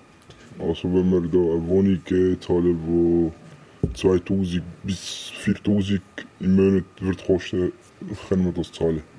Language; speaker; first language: German; non-native, fluent; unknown